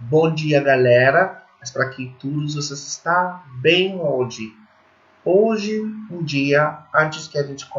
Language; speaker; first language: Portuguese; non-native, fluent; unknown